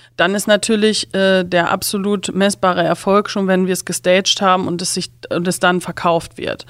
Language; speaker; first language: German; native; German